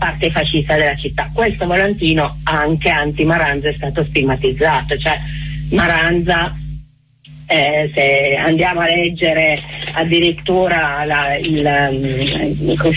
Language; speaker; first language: Italian; native; Italian